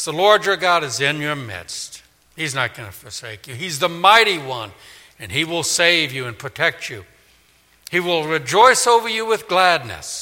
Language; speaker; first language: English; native; English